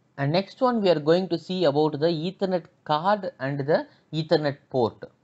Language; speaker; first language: English; non-native, local second language; Tamil